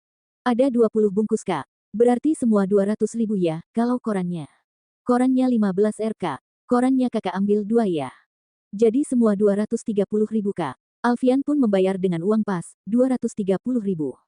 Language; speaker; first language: Indonesian; native; Indonesian